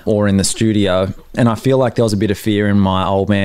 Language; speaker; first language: English; native; English